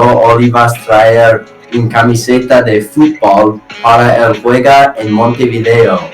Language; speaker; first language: Spanish; non-native, learner; English